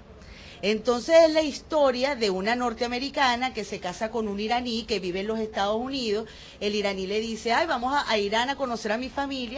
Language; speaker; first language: Spanish; native; Spanish